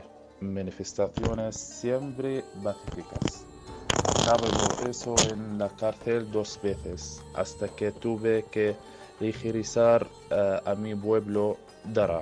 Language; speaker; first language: Spanish; early bilingual, other home language; Arabic